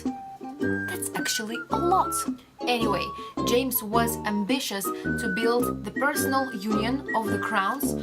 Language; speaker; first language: English; non-native, learner; Russian